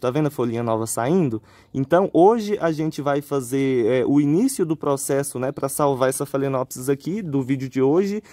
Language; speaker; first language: Portuguese; native; Portuguese